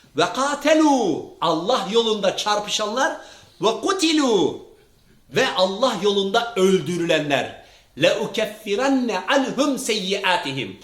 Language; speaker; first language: Turkish; early bilingual, heritage; Turkish